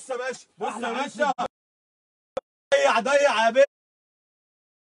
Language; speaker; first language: Arabic; native; Arabic